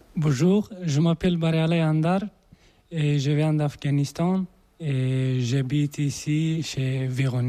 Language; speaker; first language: French; non-native, learner; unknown